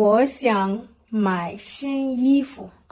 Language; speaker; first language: Chinese; non-native, learner; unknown